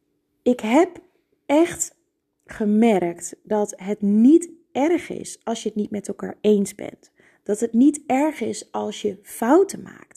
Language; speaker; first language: Dutch; native; Dutch